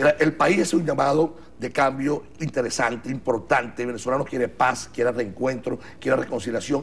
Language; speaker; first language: Spanish; native; Spanish